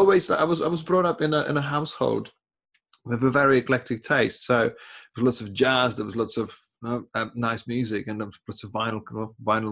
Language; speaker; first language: English; non-native, fluent; Czech